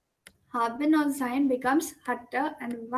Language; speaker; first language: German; non-native, fluent; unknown